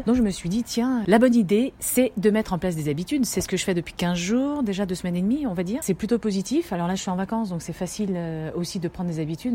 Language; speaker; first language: French; native; French